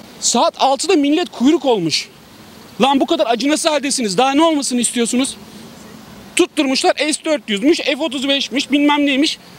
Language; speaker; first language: Turkish; native; Turkish